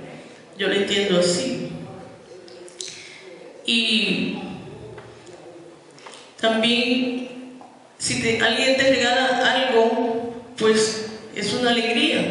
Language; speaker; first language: Spanish; native; Spanish